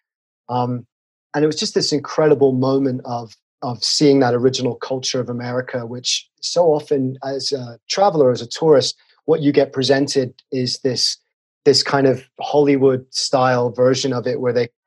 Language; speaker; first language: English; native; English